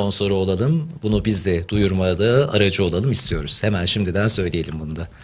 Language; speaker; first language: Turkish; native; Turkish